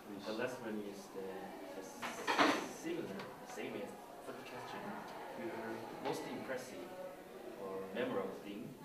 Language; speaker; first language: English; non-native, learner; Korean